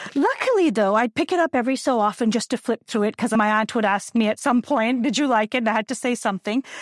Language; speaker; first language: English; non-native, local second language; Urdu